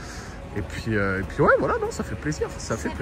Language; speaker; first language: French; native; French